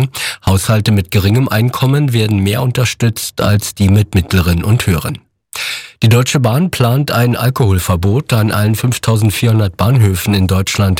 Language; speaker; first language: German; native; German